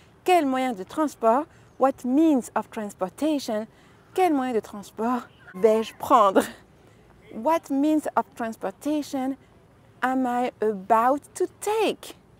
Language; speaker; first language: English; non-native, fluent; French